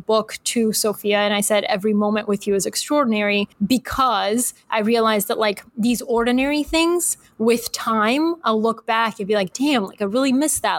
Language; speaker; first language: English; native; English